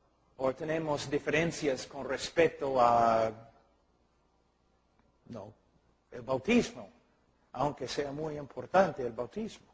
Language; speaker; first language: Spanish; non-native, fluent; English